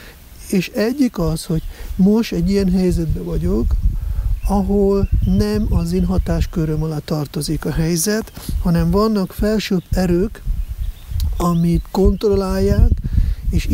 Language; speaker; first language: Hungarian; non-native, fluent; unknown